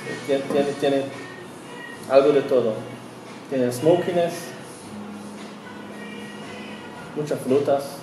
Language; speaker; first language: Spanish; early bilingual, heritage; Spanish